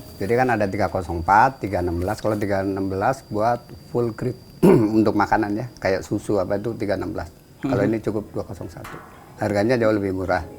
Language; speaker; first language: Indonesian; non-native, local second language; Javanese